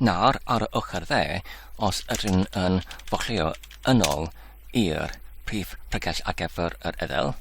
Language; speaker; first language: Welsh; non-native, learner; English